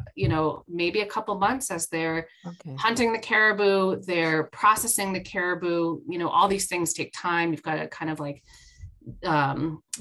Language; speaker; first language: English; native; English